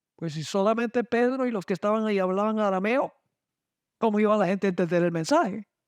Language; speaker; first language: Spanish; non-native, fluent; English